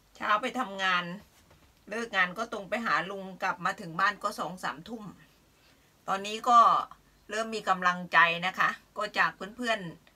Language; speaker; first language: Thai; native; Thai